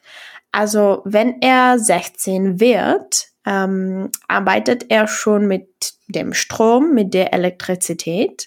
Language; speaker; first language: German; non-native, fluent; Czech